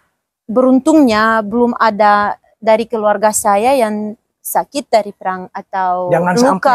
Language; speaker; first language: Indonesian; non-native, fluent; Ukrainian